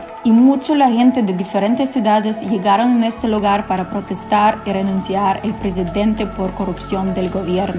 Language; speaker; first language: Spanish; non-native, fluent; Ukrainian